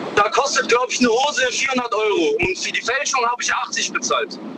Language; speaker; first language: German; non-native, fluent; Chinese